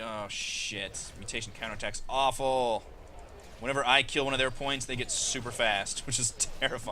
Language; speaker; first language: English; native; English